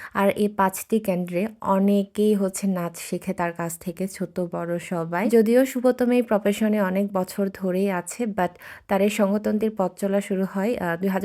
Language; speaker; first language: Bangla; non-native, local second language; Chakma